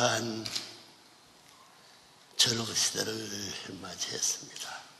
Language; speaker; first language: Korean; native; Korean